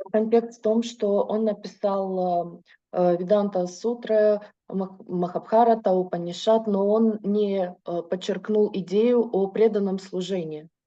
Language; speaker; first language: Russian; native; Russian